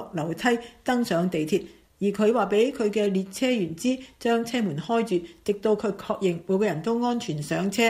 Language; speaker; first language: Chinese; non-native, local second language; Cantonese